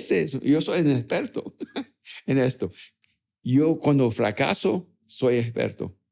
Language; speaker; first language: Spanish; early bilingual, other home language; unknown